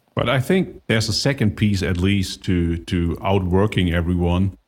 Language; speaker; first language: English; non-native, fluent; German